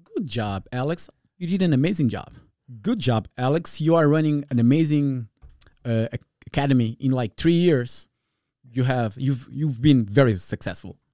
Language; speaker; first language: English; non-native, fluent; Portuguese